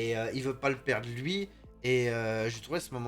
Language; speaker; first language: French; native; French